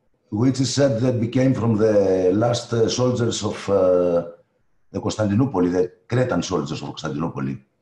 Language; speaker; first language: English; non-native, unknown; Greek